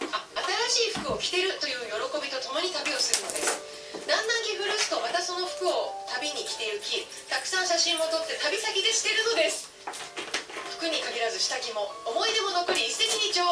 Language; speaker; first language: Japanese; native; Japanese